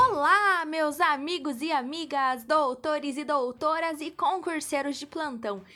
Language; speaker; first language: Portuguese; native; Portuguese